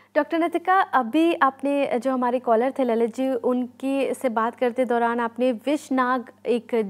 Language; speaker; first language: Hindi; native; Hindi